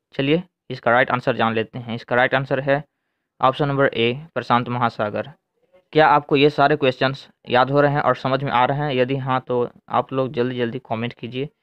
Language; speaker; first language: Hindi; native; Hindi